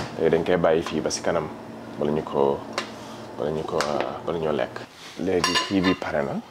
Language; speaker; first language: Wolof; early bilingual, heritage; Wolof